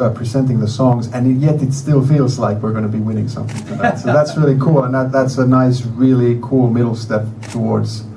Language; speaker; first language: English; non-native, fluent; Finnish